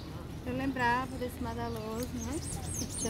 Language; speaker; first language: Portuguese; native; Portuguese